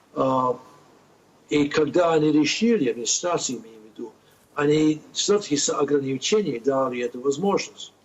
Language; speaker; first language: Russian; non-native, fluent; English